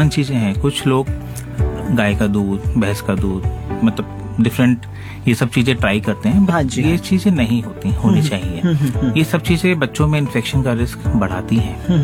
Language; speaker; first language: Hindi; native; Hindi